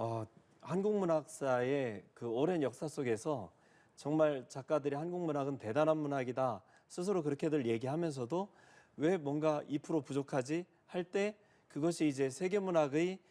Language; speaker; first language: Korean; native; Korean